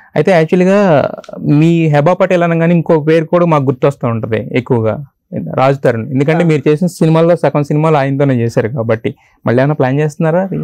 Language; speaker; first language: Telugu; native; Telugu